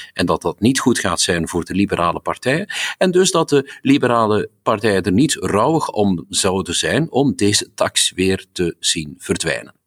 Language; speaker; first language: Dutch; native; Dutch